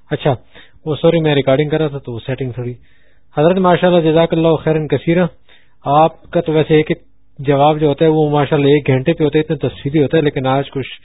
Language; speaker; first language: Urdu; non-native, local second language; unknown